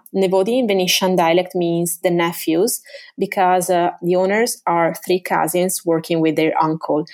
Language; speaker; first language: English; non-native, fluent; Italian